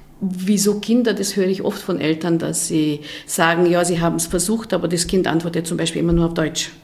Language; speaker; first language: German; non-native, fluent; Hungarian